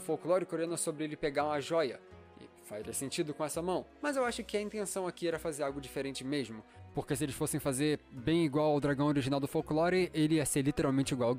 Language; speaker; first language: Portuguese; native; Portuguese